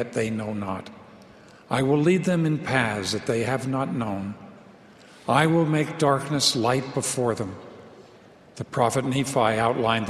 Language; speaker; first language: English; native; English